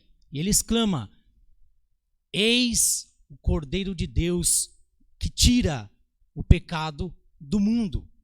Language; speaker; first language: Portuguese; native; Portuguese